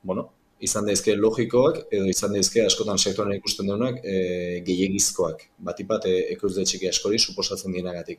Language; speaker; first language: Basque; native; Basque